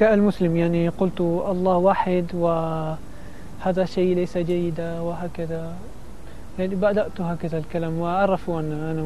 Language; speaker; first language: Arabic; non-native, learner; Italian